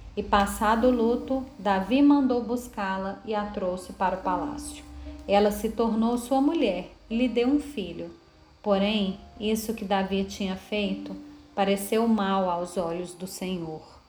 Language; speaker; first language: Portuguese; native; Portuguese